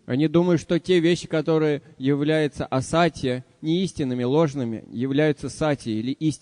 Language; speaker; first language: Russian; native; Russian